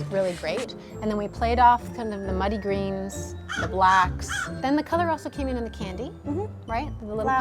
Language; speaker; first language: English; native; English